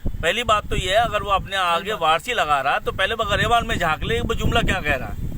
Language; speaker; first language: Urdu; native; Urdu